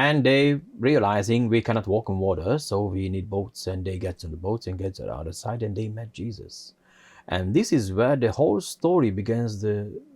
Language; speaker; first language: English; non-native, fluent; Hungarian